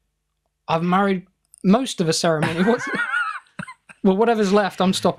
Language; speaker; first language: English; native; English